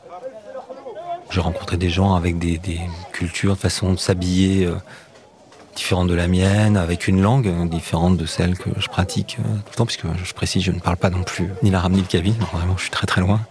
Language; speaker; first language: French; native; French